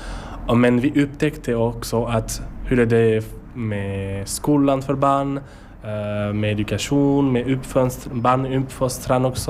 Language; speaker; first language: Swedish; non-native, learner; French